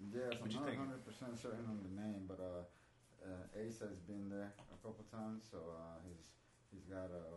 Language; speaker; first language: English; non-native, fluent; Spanish